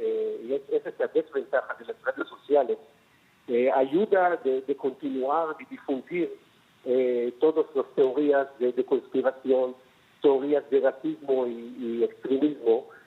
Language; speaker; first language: Spanish; non-native, fluent; Hebrew